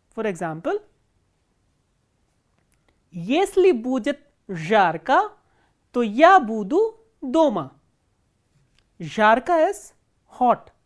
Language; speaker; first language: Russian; non-native, fluent; Hindi